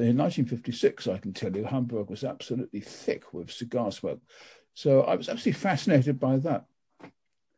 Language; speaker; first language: English; native; English